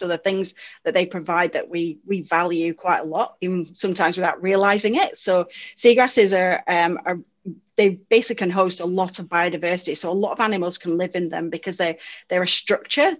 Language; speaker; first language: English; native; English